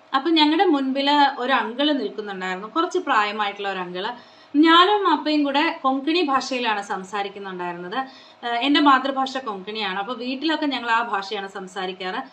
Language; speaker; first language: Malayalam; non-native, local second language; Konkani